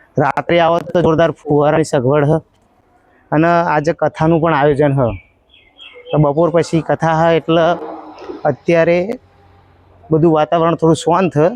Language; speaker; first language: Gujarati; native; Gujarati